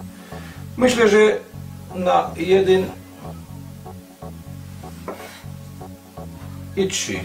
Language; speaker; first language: Polish; non-native, learner; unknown